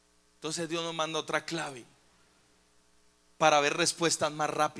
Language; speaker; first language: Spanish; native; Spanish